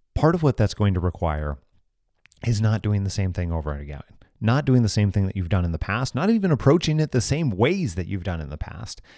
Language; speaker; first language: English; native; English